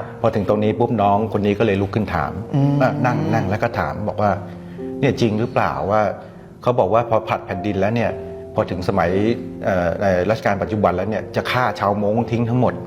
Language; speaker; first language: Thai; native; Thai